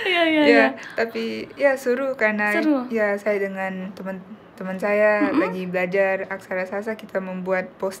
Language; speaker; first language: Indonesian; non-native, local second language; Korean